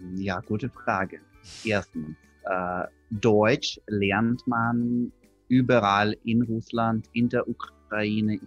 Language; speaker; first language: German; non-native, fluent; Russian